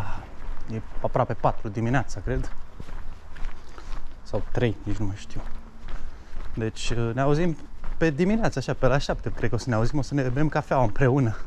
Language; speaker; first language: Romanian; native; Romanian